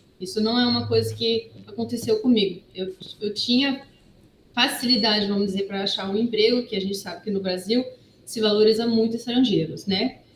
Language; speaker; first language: Portuguese; non-native, fluent; French